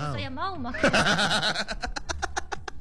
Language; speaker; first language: Indonesian; non-native, learner; Korean